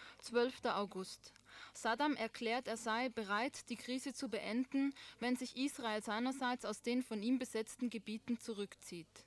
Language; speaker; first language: German; native; German